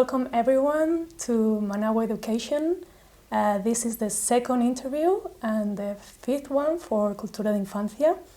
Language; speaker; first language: English; non-native, fluent; Spanish